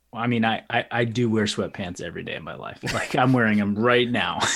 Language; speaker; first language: English; native; English